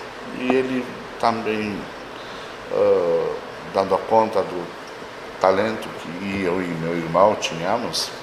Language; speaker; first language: Portuguese; non-native, fluent; Romanian